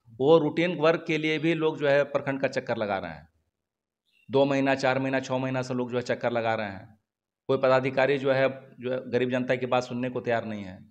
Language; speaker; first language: Hindi; native; Hindi